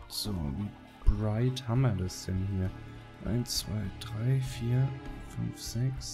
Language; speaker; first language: German; native; German